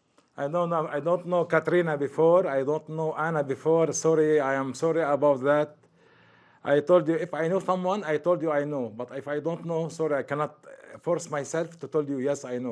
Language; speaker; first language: English; non-native, learner; Arabic